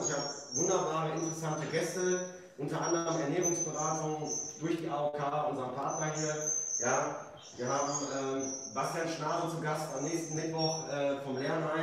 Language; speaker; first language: German; native; German